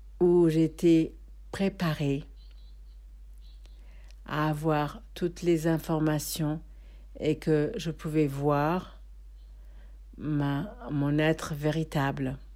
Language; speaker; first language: French; non-native, fluent; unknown